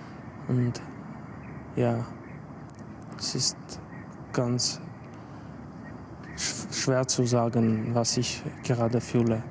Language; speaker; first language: German; non-native, fluent; Armenian